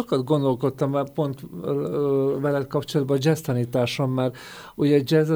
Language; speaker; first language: Hungarian; native; Hungarian